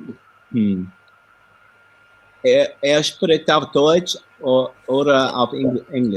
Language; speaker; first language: German; non-native, learner; English